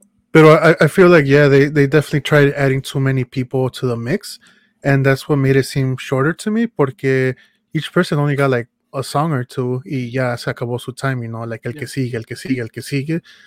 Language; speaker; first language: English; early bilingual, other home language; Spanish